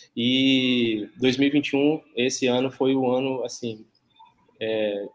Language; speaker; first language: Portuguese; native; Portuguese